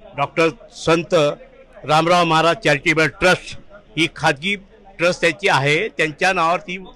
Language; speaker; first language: Marathi; non-native, local second language; Lambadi